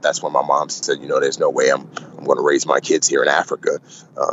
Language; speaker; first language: English; native; English